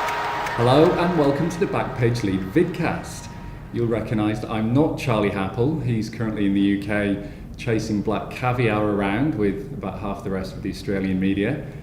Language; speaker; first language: English; native; English